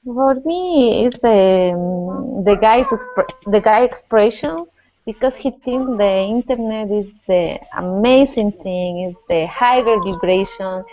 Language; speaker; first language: English; non-native, learner; Spanish